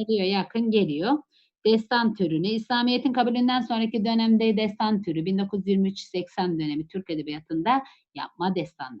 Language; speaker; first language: Turkish; native; Turkish